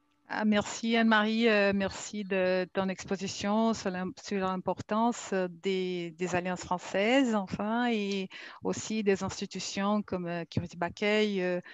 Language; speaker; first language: French; non-native, fluent; Portuguese